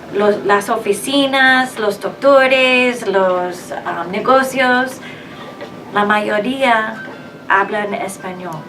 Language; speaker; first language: Spanish; non-native, fluent; English